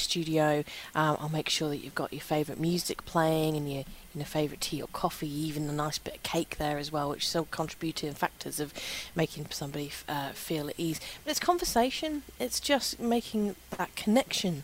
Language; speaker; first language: English; native; English